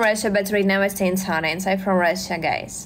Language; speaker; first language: English; non-native, learner; Russian